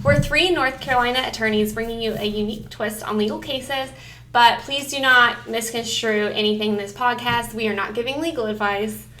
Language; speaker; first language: English; native; English